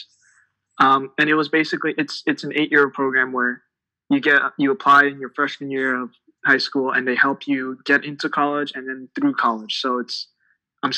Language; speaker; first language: English; early bilingual, other home language; Tibetan